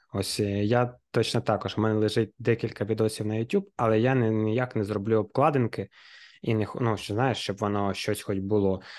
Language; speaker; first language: Ukrainian; native; Ukrainian